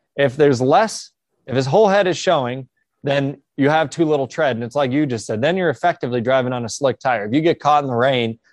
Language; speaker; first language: English; native; English